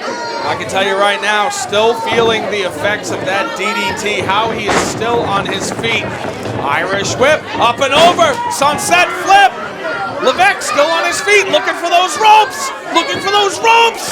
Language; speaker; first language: English; native; English